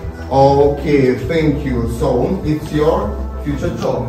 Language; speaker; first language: English; non-native, fluent; Russian